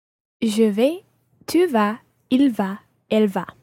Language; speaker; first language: French; non-native, learner; English